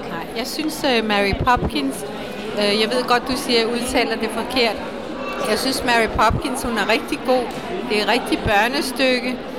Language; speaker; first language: Danish; native; Danish